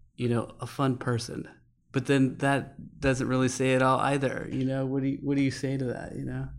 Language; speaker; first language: English; native; English